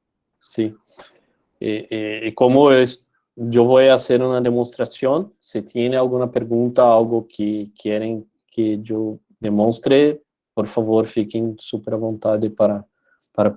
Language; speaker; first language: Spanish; non-native, learner; Portuguese